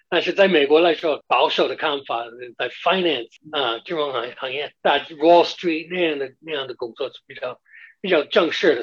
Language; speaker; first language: Chinese; non-native, fluent; English